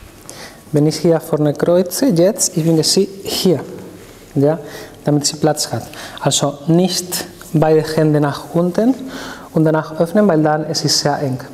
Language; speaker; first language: German; non-native, fluent; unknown